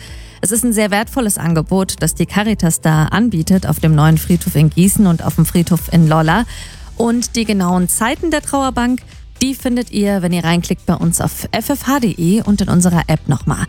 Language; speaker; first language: German; native; German